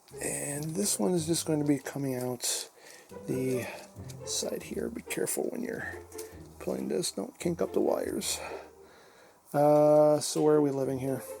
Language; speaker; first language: English; native; English